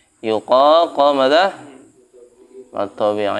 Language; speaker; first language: Arabic; non-native, fluent; Indonesian